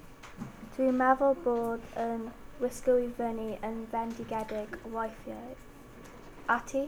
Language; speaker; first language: Welsh; non-native, local second language; English